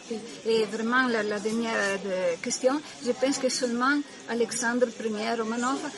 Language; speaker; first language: French; non-native, learner; Italian